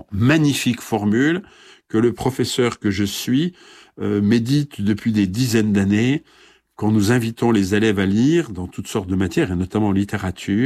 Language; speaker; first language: French; native; French